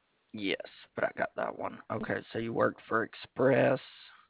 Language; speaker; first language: English; native; English